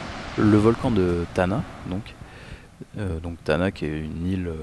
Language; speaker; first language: French; native; French